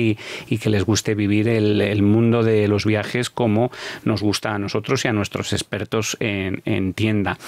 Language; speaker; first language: Spanish; native; Spanish